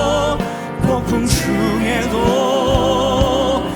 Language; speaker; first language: Korean; native; Korean